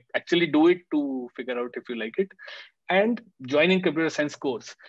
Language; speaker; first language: English; non-native, local second language; Hindi